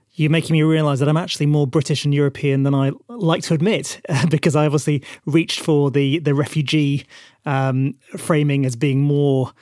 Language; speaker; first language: English; native; English